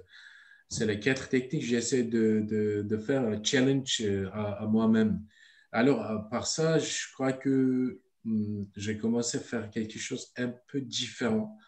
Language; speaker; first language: French; non-native, learner; Turkish